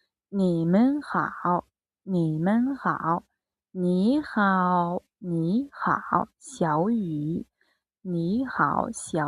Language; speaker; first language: Chinese; non-native, fluent; Mongolian